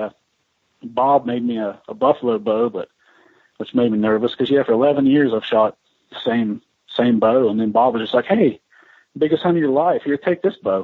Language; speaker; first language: English; native; English